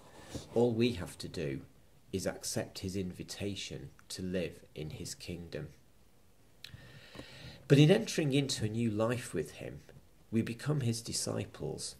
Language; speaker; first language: English; native; English